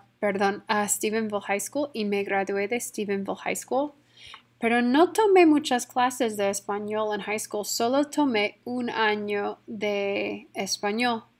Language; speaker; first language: Spanish; non-native, fluent; English